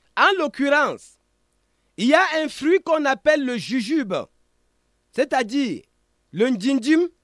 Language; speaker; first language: French; non-native, local second language; Ghomala